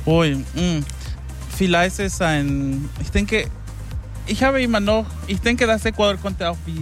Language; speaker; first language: German; non-native, fluent; Spanish